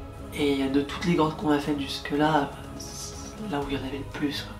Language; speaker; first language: French; native; French